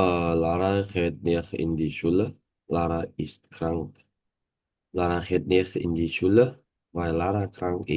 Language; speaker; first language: German; non-native, learner; Indonesian